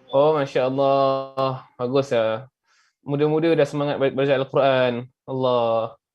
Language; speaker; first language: Malay; native; Malay